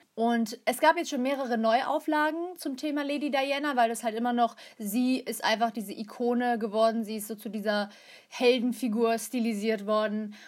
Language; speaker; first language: German; early bilingual, other home language; Turkish